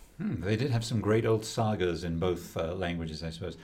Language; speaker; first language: English; native; English